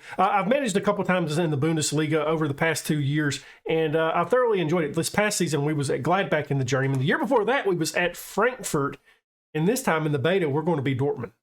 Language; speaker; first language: English; native; English